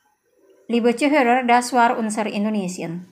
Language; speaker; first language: German; non-native, fluent; Indonesian